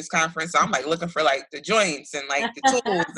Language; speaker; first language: English; native; English